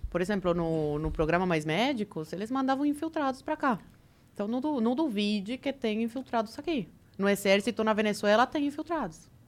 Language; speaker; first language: Portuguese; early bilingual, other home language; Spanish